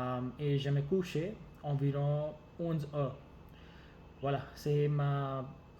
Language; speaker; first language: French; non-native, learner; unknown